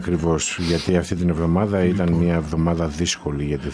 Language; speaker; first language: Greek; native; Greek